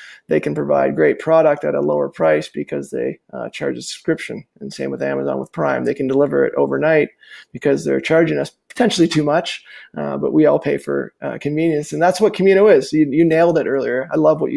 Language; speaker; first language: English; native; English